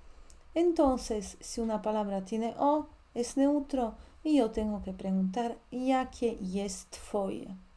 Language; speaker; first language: Spanish; non-native, fluent; Polish